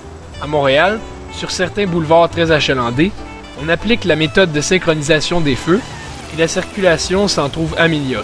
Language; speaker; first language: French; native; French